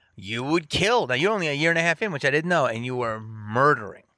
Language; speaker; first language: English; native; English